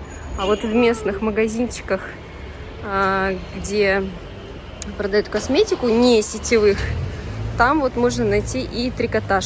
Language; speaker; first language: Russian; native; Russian